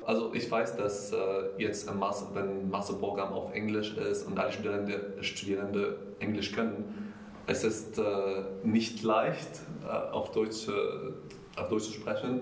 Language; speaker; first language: German; non-native, fluent; Arabic